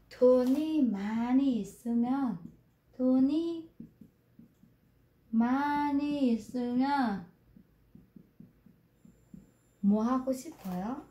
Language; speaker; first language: Korean; non-native, fluent; Vietnamese